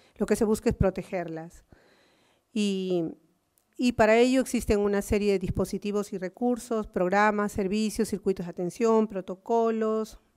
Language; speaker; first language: Spanish; native; Spanish